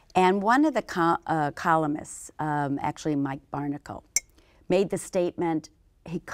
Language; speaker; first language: English; native; English